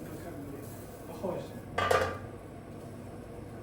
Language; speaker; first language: Russian; non-native, learner; Somali